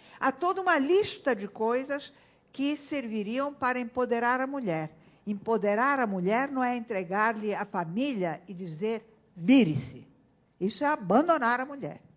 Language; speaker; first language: Portuguese; early bilingual, other home language; Italian